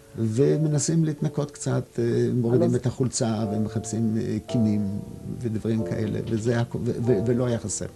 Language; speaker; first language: Hebrew; non-native, fluent; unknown